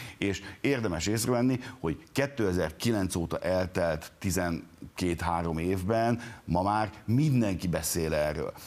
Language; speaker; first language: Hungarian; native; Hungarian